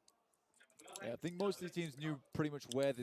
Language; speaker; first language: English; native; English